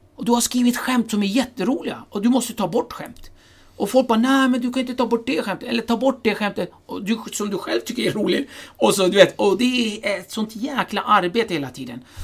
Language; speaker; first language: Swedish; early bilingual, other home language; Kurdish